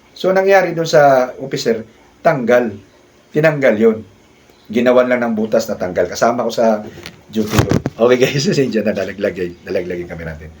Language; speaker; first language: Filipino; non-native, local second language; Cebuano